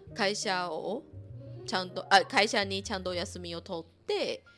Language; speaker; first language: Japanese; non-native, fluent; Chinese